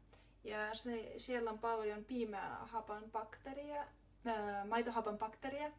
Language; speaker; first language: Finnish; non-native, learner; Estonian